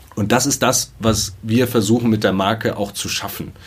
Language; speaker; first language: German; native; German